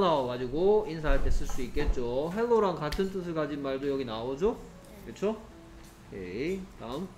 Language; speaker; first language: Korean; native; Korean